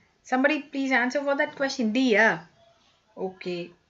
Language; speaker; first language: English; non-native, local second language; Tamil